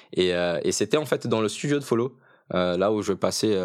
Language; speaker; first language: French; early bilingual, other home language; Portuguese